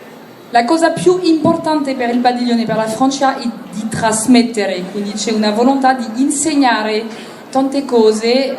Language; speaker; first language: Italian; non-native, learner; French